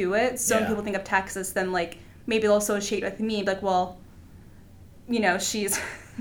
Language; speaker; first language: English; native; English